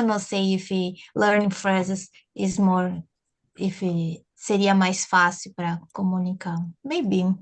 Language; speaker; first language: English; non-native, learner; Portuguese